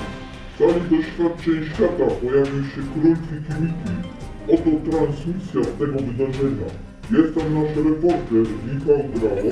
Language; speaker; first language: Polish; native; Polish